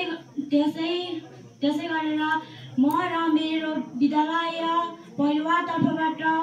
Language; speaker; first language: Nepali; native; Nepali